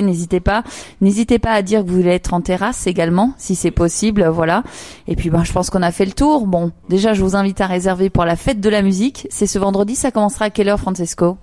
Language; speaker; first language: French; native; French